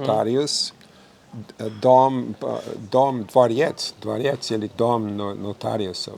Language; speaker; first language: Russian; non-native, fluent; English